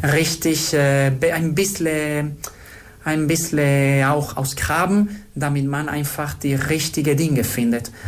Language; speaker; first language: German; non-native, fluent; Spanish